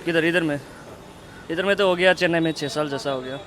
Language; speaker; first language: Hindi; non-native, local second language; Nepali